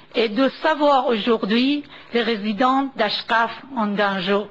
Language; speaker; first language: French; non-native, fluent; Persian